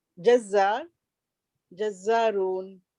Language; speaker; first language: Arabic; non-native, learner; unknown